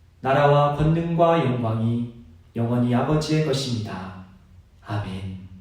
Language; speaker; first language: Korean; native; Korean